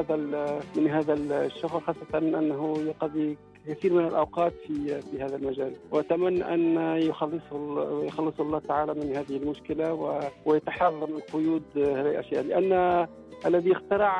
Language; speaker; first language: Arabic; non-native, fluent; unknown